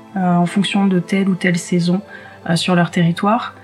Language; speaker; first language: French; native; French